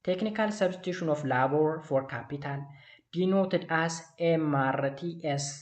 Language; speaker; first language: English; non-native, local second language; Amharic